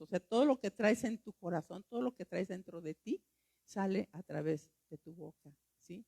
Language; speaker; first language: Spanish; native; Spanish